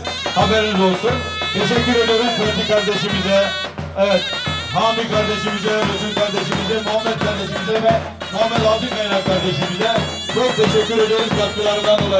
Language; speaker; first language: Turkish; native; Turkish